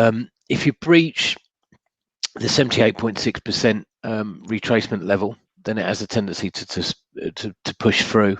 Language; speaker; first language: English; native; English